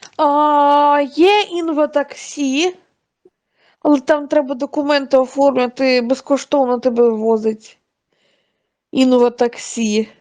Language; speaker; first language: Ukrainian; non-native, fluent; Russian